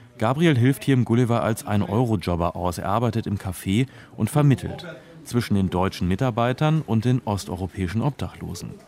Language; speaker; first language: German; native; German